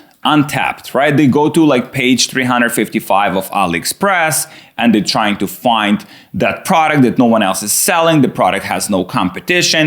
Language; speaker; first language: English; non-native, fluent; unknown